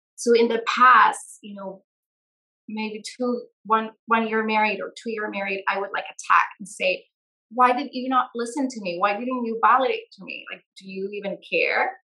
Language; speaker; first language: English; non-native, fluent; Spanish